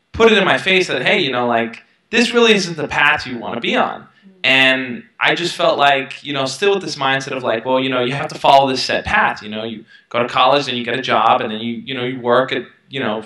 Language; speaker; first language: English; native; English